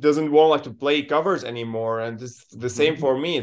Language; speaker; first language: English; non-native, learner; Arabic